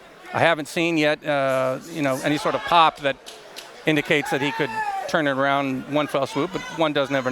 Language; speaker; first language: English; native; English